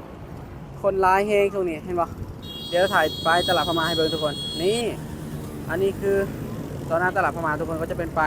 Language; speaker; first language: Thai; non-native, local second language; Northeastern Thai